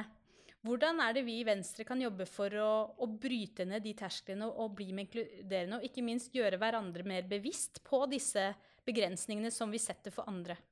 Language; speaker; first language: Norwegian; native; Norwegian